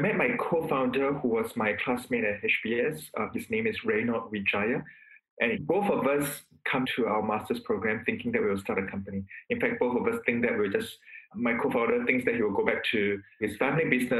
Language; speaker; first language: English; non-native, local second language; Chinese